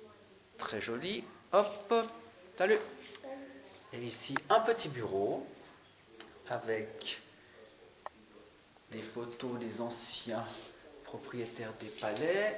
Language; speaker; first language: French; native; French